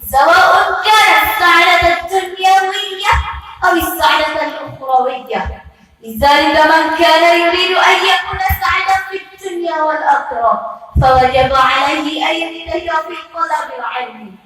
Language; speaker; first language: Arabic; non-native, learner; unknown